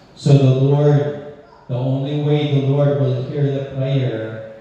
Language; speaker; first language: English; non-native, local second language; Filipino